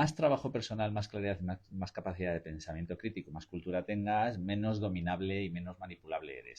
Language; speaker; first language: Spanish; native; Spanish